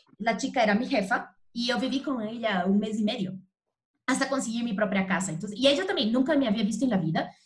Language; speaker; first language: Spanish; non-native, fluent; Portuguese